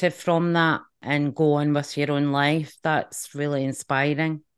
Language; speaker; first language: English; native; English